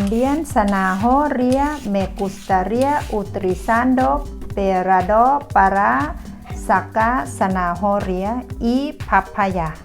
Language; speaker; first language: Spanish; non-native, learner; Thai